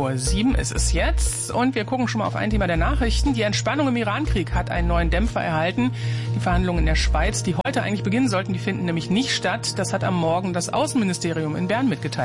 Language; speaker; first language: German; native; German